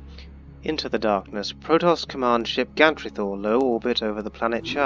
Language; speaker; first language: English; native; English